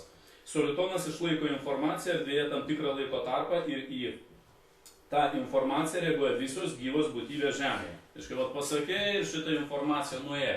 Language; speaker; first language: Lithuanian; native; Lithuanian